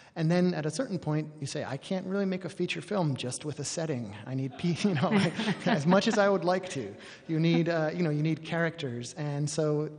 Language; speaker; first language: English; native; English